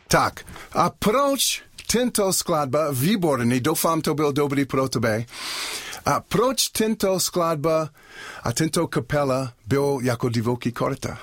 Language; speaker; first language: Czech; non-native, learner; English